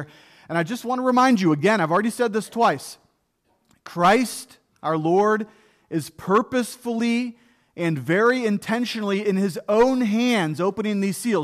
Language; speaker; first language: English; native; English